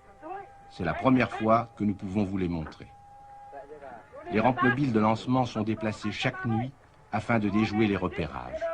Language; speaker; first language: French; native; French